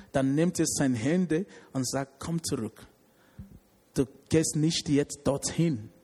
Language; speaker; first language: German; non-native, learner; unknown